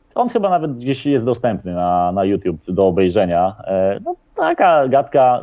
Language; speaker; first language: Polish; native; Polish